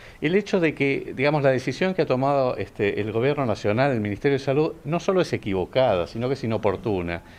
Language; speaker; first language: Spanish; native; Spanish